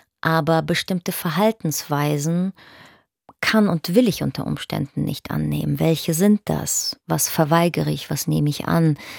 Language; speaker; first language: German; early bilingual, other home language; Russian